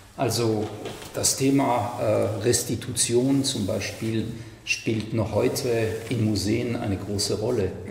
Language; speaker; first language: German; non-native, fluent; French